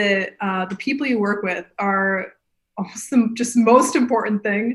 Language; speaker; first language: English; native; English